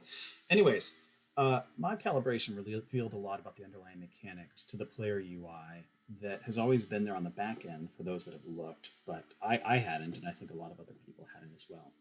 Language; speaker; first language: English; native; English